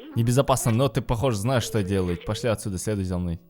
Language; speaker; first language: Russian; non-native, local second language; Kazakh